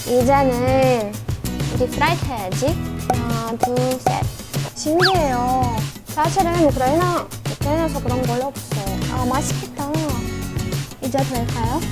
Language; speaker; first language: Korean; non-native, learner; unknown